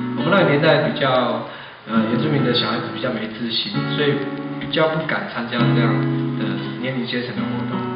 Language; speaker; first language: Chinese; non-native, local second language; Amis